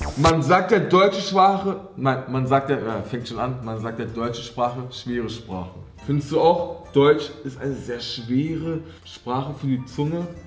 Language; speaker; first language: German; early bilingual, other home language; Turkish